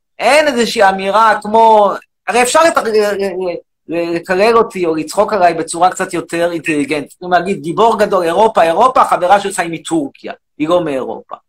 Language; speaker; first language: Hebrew; native; Hebrew